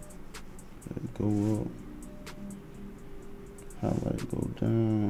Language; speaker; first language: English; native; English